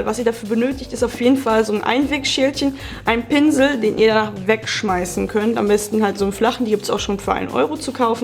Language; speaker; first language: German; native; German